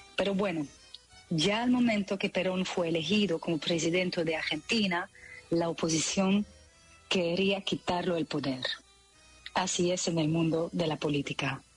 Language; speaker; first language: Spanish; non-native, fluent; French